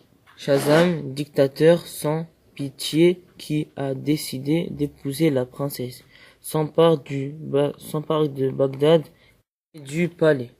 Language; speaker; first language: French; native; French